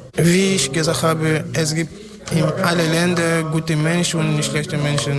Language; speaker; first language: German; non-native, learner; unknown